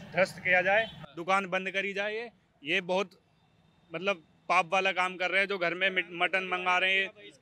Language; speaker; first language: Hindi; native; Hindi